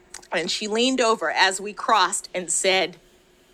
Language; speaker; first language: English; native; English